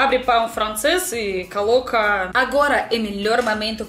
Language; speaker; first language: Portuguese; non-native, learner; Russian